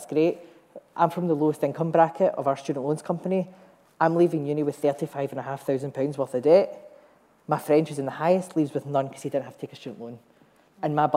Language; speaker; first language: English; native; English